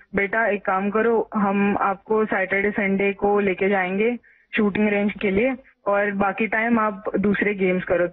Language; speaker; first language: Hindi; non-native, local second language; Marathi